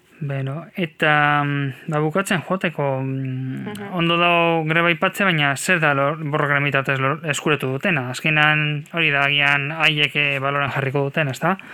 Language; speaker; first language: Basque; native; Basque